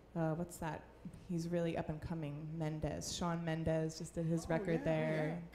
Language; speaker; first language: English; native; English